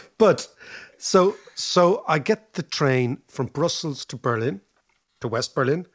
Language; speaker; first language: English; native; English